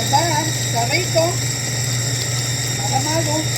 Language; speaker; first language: Spanish; early bilingual, heritage; Spanish